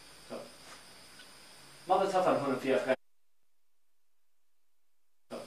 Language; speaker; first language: Arabic; non-native, fluent; English